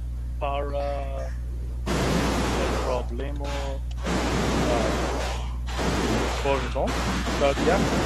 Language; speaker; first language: Spanish; non-native, learner; English